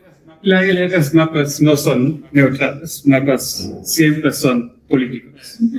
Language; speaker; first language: Spanish; non-native, learner; German